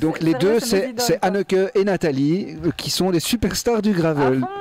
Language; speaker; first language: French; native; French